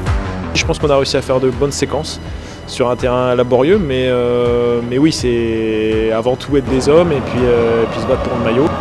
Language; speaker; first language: French; native; French